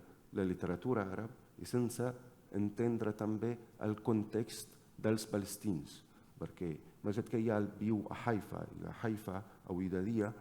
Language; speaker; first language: Catalan; non-native, fluent; Arabic